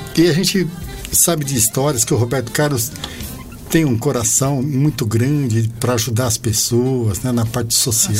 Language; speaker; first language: Portuguese; native; Portuguese